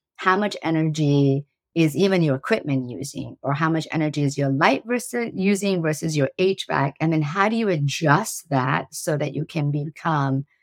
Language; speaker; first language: English; early bilingual, other home language; Persian